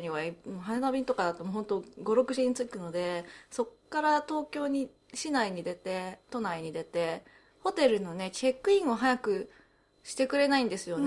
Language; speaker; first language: Japanese; early bilingual, heritage; Japanese